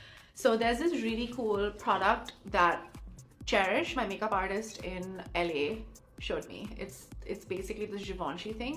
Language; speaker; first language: English; non-native, local second language; Hindi